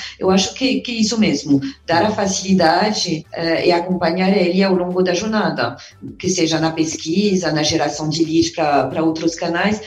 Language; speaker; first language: Portuguese; non-native, fluent; French